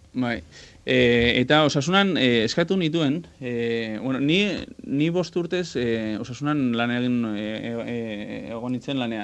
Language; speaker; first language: Basque; non-native, local second language; Spanish